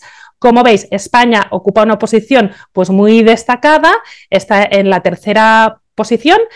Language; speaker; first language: Spanish; native; Spanish